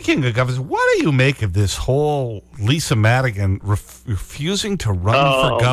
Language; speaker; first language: English; native; English